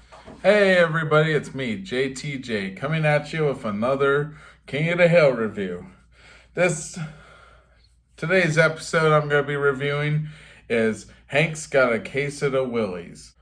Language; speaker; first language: English; native; English